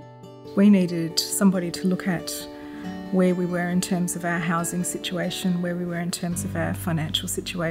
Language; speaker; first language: English; native; English